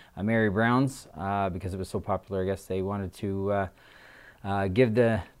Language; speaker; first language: English; native; English